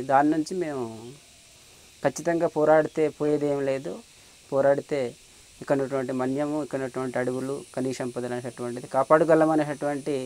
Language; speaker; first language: Telugu; native; Telugu